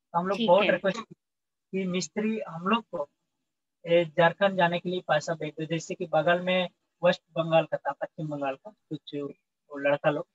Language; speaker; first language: Hindi; native; Hindi